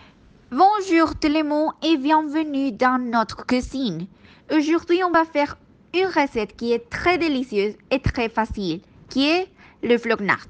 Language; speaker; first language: French; non-native, learner; Spanish